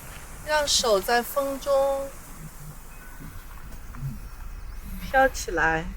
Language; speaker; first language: Chinese; native; Chinese